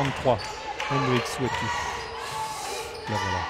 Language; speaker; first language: French; native; French